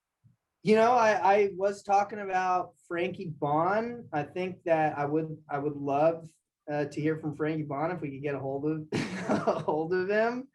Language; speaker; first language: English; native; English